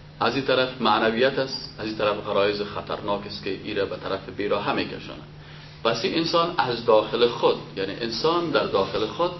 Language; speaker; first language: Persian; native; Persian